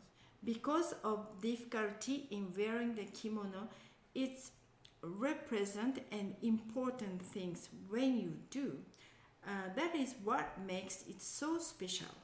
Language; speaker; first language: English; non-native, learner; Japanese